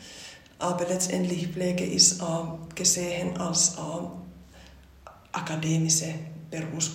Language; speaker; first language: German; non-native, fluent; Finnish